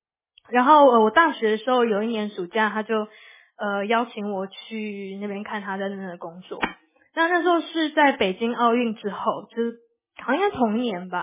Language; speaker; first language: Chinese; early bilingual, heritage; English